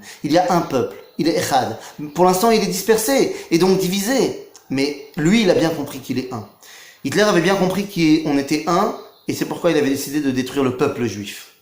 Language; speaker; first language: French; native; French